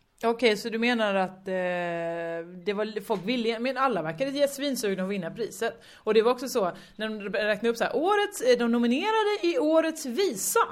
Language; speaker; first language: Swedish; native; Swedish